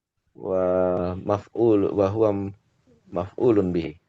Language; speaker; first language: Arabic; non-native, learner; Indonesian